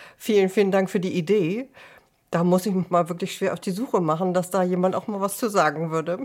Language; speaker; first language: German; native; German